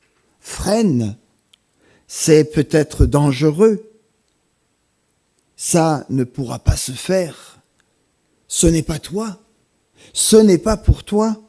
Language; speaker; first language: French; native; French